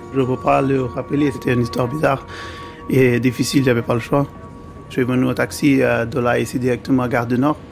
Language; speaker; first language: French; non-native, learner; Bangla